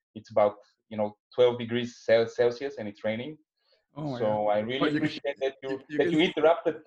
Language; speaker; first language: English; non-native, fluent; Bulgarian